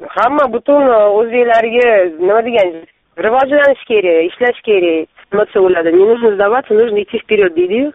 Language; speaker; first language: Uzbek; non-native, local second language; Russian